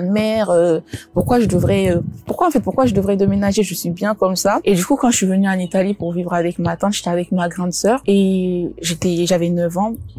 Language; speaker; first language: French; early bilingual, other home language; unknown